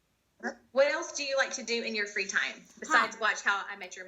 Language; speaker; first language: English; native; English